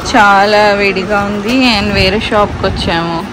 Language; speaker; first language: Telugu; non-native, local second language; Urdu